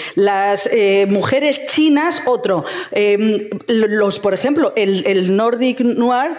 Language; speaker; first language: Spanish; non-native, fluent; Swedish